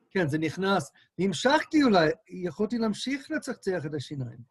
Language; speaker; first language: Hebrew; non-native, fluent; English